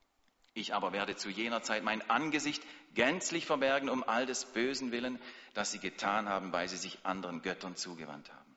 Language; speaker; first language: German; native; German